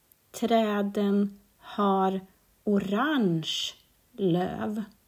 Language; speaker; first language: Swedish; non-native, learner; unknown